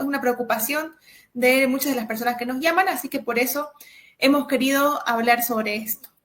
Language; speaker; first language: Spanish; native; Spanish